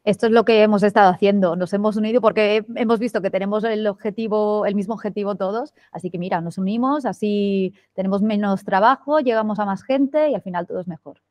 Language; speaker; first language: Spanish; non-native, local second language; Catalan